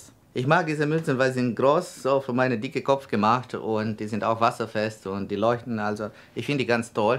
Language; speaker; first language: German; non-native, fluent; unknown